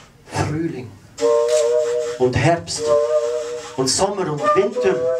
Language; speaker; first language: German; native; German